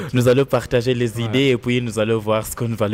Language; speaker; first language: French; non-native, learner; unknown